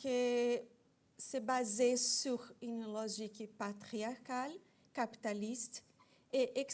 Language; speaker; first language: French; non-native, fluent; Portuguese